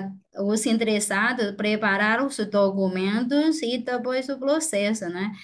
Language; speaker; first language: Portuguese; non-native, fluent; Chinese